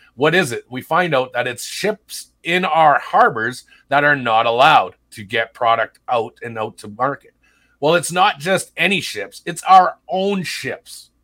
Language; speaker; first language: English; native; English